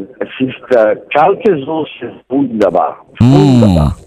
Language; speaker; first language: German; non-native, learner; Italian